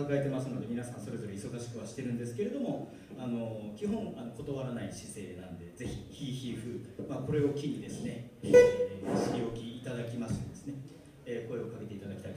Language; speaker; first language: Japanese; native; Japanese